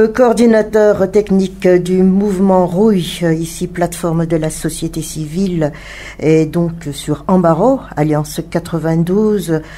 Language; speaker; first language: French; non-native, local second language; Malagasy